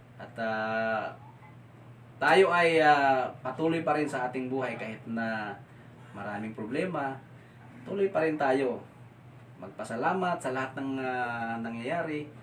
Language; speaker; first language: Filipino; non-native, local second language; Cebuano